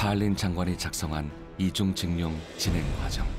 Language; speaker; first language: Korean; native; Korean